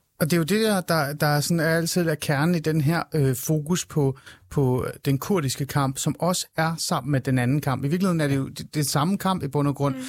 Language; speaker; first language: Danish; early bilingual, other home language; Persian